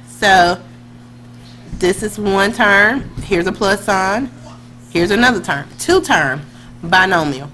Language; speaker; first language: English; native; English